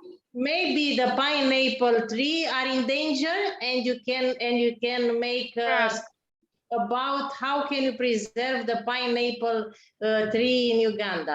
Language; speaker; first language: English; non-native, learner; Romanian